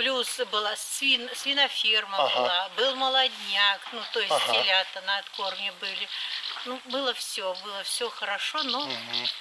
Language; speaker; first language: Russian; native; Russian